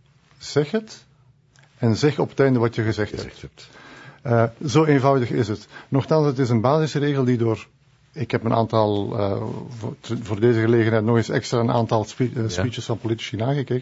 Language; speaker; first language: Dutch; native; Dutch